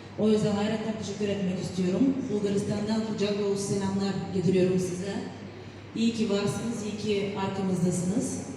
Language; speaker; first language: Turkish; native; Turkish